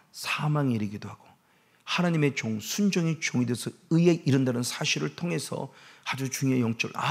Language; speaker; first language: Korean; native; Korean